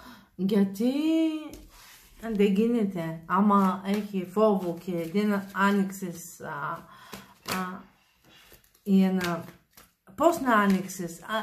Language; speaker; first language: Greek; non-native, learner; Bulgarian